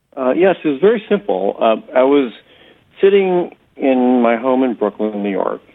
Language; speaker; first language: English; native; English